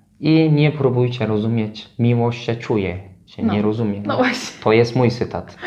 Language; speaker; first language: Polish; non-native, learner; Turkish